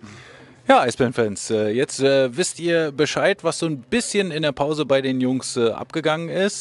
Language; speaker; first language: German; native; German